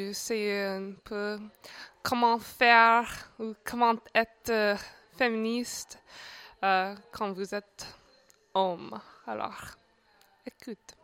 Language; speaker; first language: French; non-native, learner; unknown